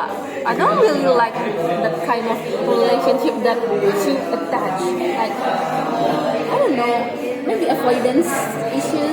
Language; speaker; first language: English; non-native, learner; Indonesian